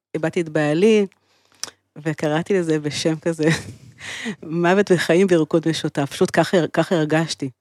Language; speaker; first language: Hebrew; native; Hebrew